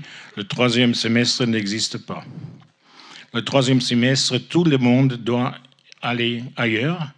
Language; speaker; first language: French; non-native, fluent; German